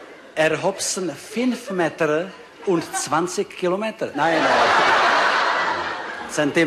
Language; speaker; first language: German; non-native, learner; Czech